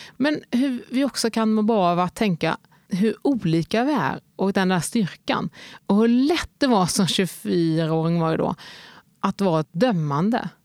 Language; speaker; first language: Swedish; native; Swedish